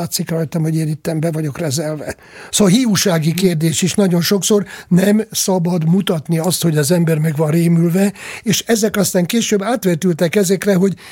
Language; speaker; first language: Hungarian; native; Hungarian